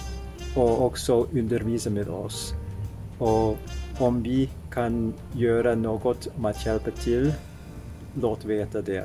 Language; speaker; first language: Swedish; non-native, learner; English